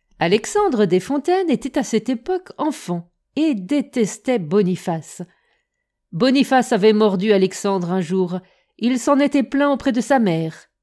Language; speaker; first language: French; native; French